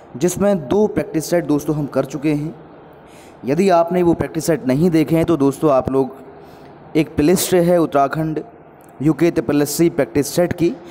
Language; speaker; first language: Hindi; native; Hindi